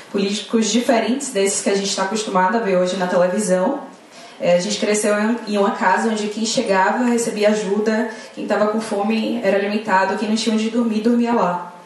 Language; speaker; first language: Portuguese; native; Portuguese